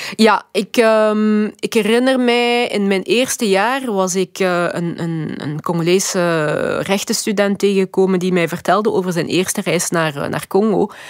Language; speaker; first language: Dutch; early bilingual, other home language; Lingala